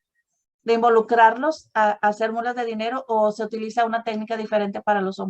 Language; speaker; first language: Spanish; native; Spanish